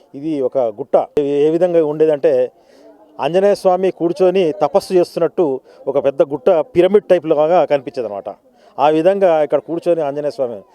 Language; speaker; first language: Telugu; non-native, local second language; Lambadi